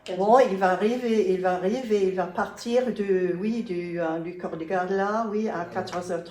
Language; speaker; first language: French; non-native, learner; English